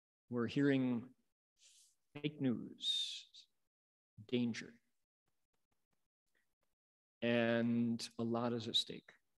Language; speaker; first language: English; native; English